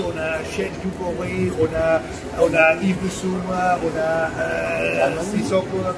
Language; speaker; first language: French; non-native, fluent; Dutch